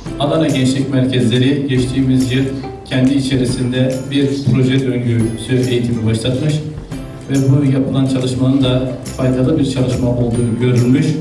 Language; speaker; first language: Turkish; native; Turkish